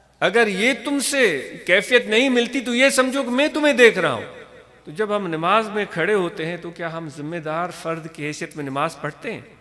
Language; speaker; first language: Urdu; non-native, local second language; Sindhi